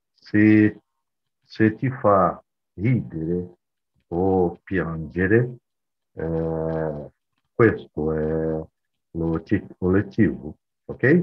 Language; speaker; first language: Italian; non-native, learner; Portuguese